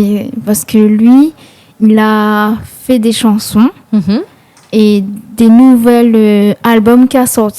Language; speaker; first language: French; non-native, local second language; Réunion Creole French